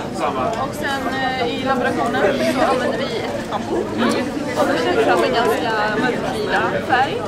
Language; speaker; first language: Swedish; native; Swedish